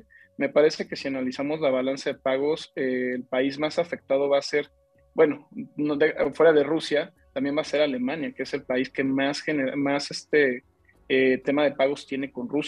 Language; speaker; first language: Spanish; native; Spanish